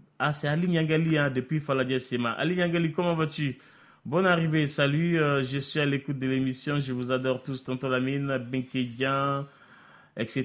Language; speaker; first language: French; non-native, local second language; Bambara